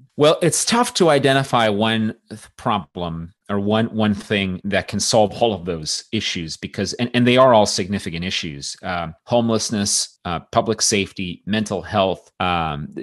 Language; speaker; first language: English; native; English